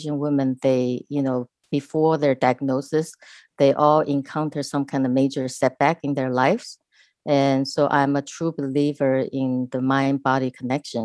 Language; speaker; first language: English; non-native, fluent; Chinese